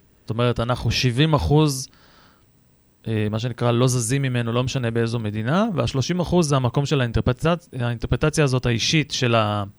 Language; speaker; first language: Hebrew; native; Hebrew